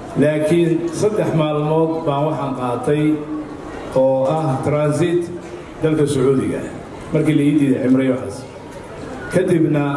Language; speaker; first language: Somali; early bilingual, heritage; Somali